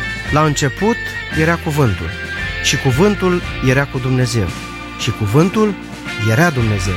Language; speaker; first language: Romanian; native; Romanian